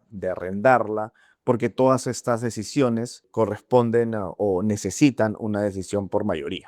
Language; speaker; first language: Spanish; native; Spanish